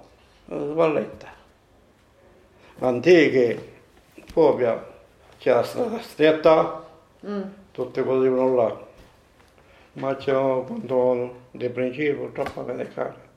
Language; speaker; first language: Italian; non-native, local second language; Sicilian